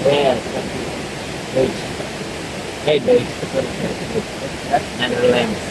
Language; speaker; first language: English; non-native, learner; Indonesian